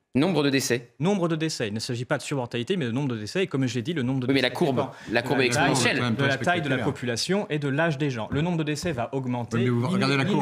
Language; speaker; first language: French; native; French